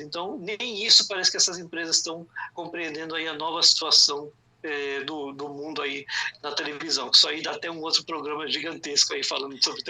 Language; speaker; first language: Portuguese; native; Portuguese